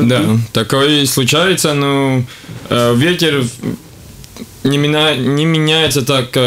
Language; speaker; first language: Russian; non-native, local second language; Latvian